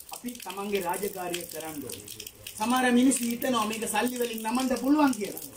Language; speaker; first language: Sinhala; non-native, local second language; Tamil